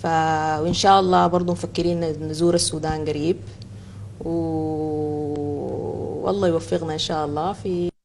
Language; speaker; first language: Arabic; native; Arabic